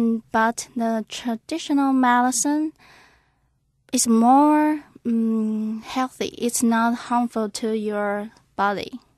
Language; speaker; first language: English; non-native, learner; Chinese